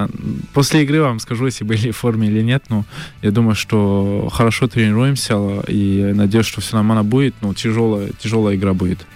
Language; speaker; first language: Russian; early bilingual, heritage; French